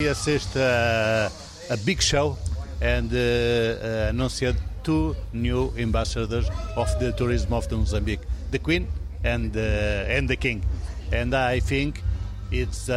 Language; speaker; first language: English; non-native, learner; Portuguese